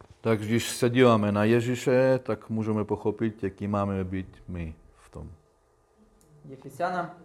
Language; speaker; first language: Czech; non-native, learner; Russian